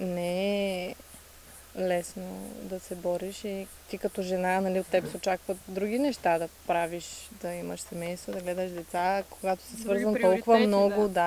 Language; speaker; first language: Bulgarian; native; Bulgarian